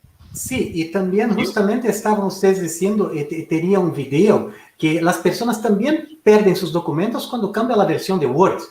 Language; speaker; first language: Spanish; non-native, fluent; Portuguese